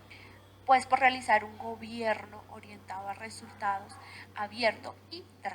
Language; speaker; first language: Spanish; native; Spanish